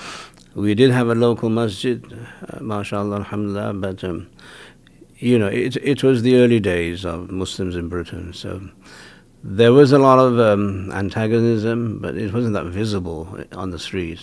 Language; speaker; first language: English; native; English